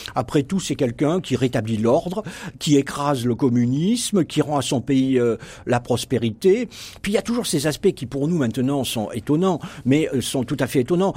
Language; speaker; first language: French; native; French